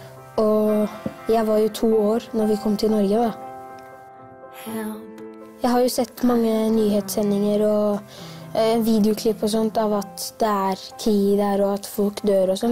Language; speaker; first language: Norwegian; early bilingual, other home language; Persian